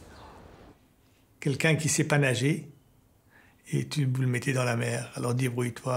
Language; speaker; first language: French; non-native, fluent; Persian